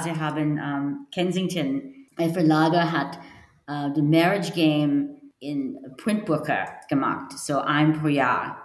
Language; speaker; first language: German; non-native, learner; English